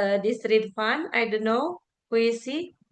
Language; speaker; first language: English; non-native, fluent; Indonesian